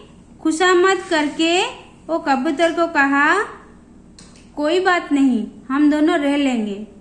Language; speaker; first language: Hindi; non-native, local second language; Odia